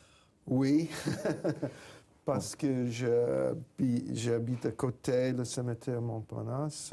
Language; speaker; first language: French; non-native, fluent; English